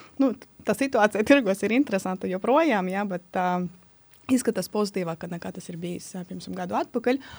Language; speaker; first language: Latvian; non-native, local second language; Russian